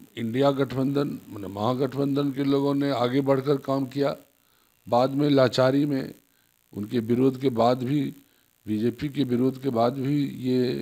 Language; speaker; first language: Hindi; native; Hindi